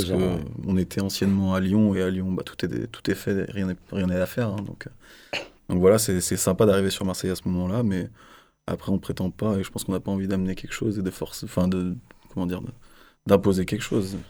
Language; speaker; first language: French; native; French